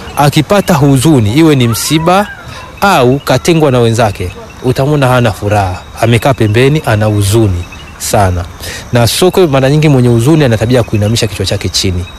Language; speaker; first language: Swahili; native; Swahili